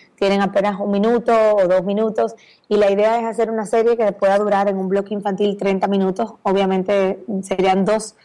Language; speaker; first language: Spanish; native; Spanish